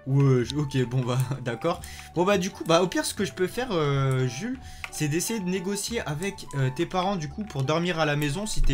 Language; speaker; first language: French; native; French